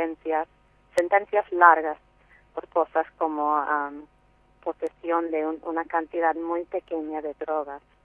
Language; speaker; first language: Spanish; non-native, fluent; English